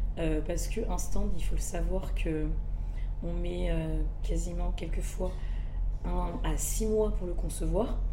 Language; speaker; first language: French; early bilingual, other home language; Malagasy